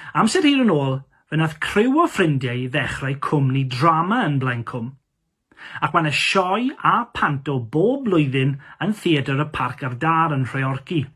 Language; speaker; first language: Welsh; non-native, local second language; English